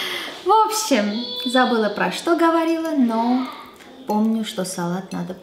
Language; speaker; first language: Russian; non-native, local second language; Armenian